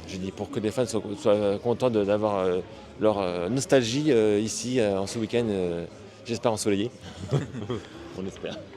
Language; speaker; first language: French; native; French